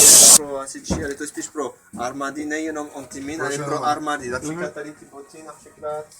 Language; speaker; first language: Czech; non-native, learner; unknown